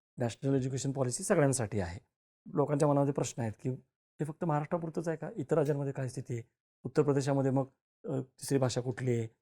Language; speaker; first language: Marathi; native; Marathi